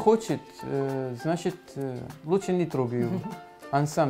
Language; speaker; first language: Russian; non-native, learner; Arabic